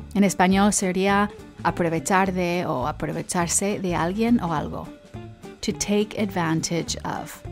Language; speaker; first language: Spanish; native; Spanish